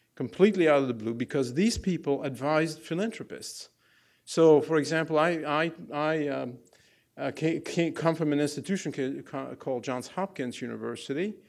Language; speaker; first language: English; non-native, fluent; Arabic